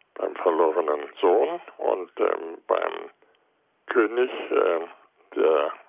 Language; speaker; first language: German; native; German